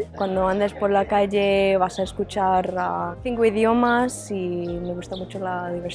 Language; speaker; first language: Spanish; non-native, fluent; English